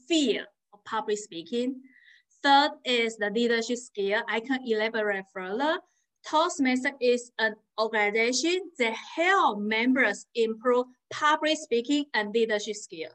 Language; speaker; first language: English; non-native, fluent; Chinese